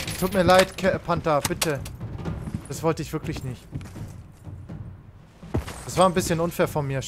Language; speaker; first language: German; native; German